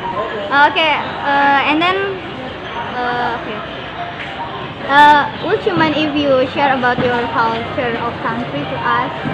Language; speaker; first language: English; non-native, learner; Indonesian